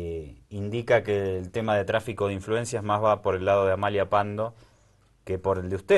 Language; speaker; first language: Spanish; native; Spanish